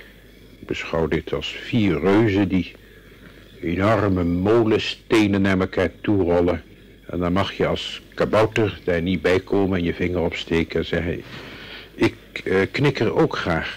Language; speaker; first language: Dutch; native; Dutch